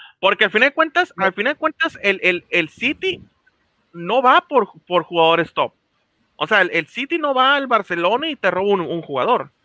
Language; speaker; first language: Spanish; native; Spanish